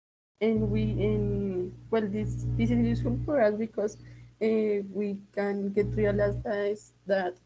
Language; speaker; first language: English; non-native, learner; Spanish